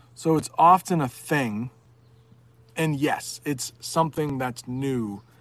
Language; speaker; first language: English; native; English